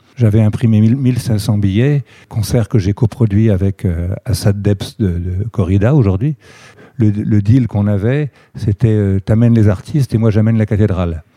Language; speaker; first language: French; native; French